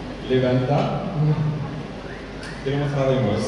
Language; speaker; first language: Spanish; non-native, learner; French